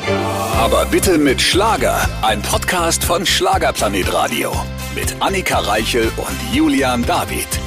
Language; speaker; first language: German; native; German